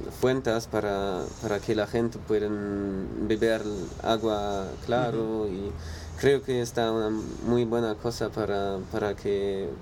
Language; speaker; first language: Spanish; non-native, learner; German